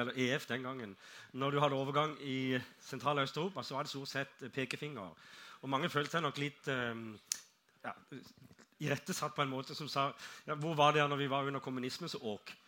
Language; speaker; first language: Norwegian; native; Norwegian